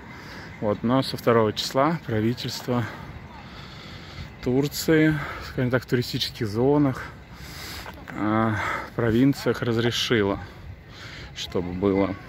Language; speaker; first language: Russian; native; Russian